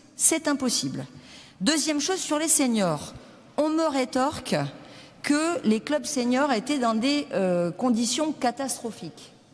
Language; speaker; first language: French; native; French